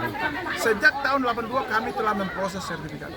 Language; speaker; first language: Indonesian; native; Indonesian